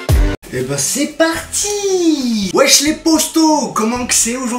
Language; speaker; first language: French; native; French